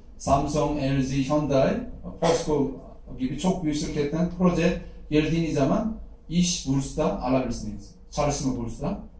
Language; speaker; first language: Turkish; non-native, fluent; Korean